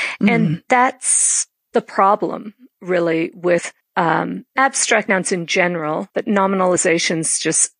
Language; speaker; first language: English; native; English